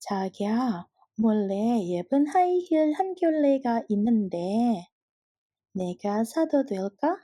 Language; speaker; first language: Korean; non-native, fluent; Indonesian